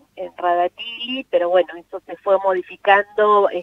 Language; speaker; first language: Spanish; non-native, local second language; Afrikaans